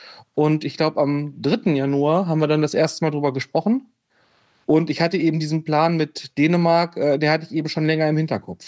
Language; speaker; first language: German; native; German